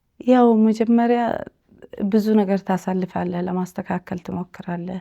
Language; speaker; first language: Amharic; early bilingual, heritage; Amharic